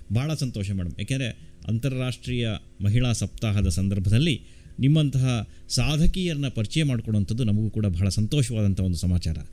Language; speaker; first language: Kannada; native; Kannada